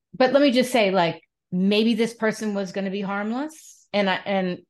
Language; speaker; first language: English; native; English